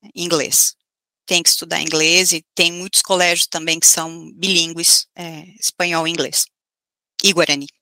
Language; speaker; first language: Portuguese; native; Portuguese